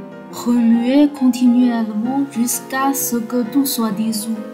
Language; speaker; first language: French; non-native, fluent; Chinese